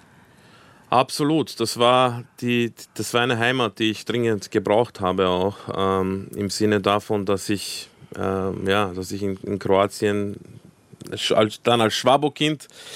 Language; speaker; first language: German; early bilingual, other home language; Croatian